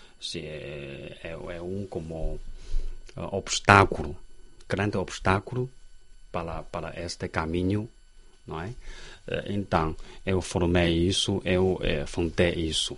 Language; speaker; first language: Portuguese; non-native, learner; Chinese